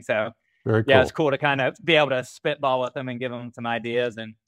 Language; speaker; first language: English; native; English